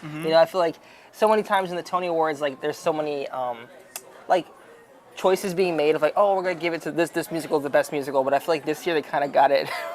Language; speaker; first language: English; native; English